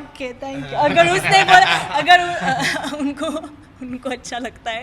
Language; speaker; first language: Hindi; non-native, fluent; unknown